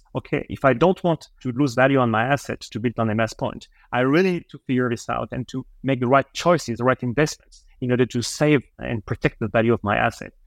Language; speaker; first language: English; non-native, fluent; French